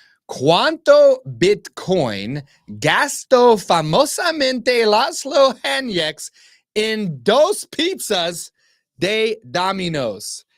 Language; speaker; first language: Spanish; non-native, learner; English